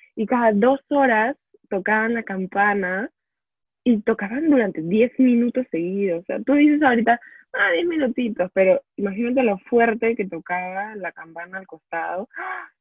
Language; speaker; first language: Spanish; native; Spanish